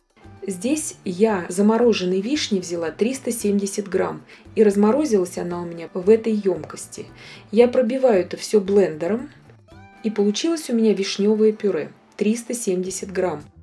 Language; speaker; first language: Russian; native; Russian